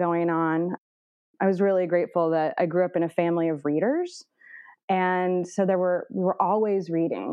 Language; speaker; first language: English; native; English